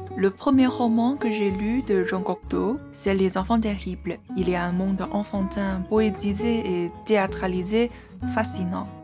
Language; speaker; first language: French; non-native, fluent; Chinese